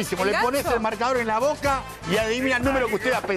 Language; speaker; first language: Spanish; native; Spanish